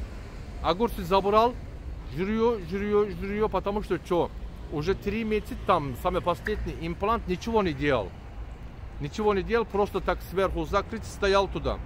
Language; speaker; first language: Russian; non-native, learner; Turkish